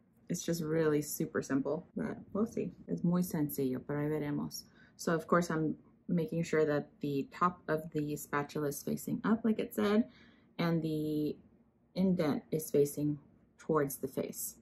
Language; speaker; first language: English; early bilingual, other home language; Spanish